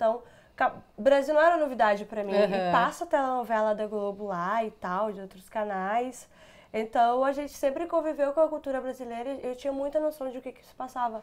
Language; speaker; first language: Portuguese; non-native, local second language; Kabuverdianu